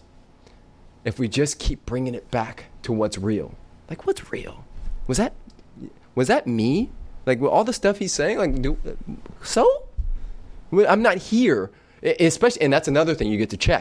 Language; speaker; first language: English; native; English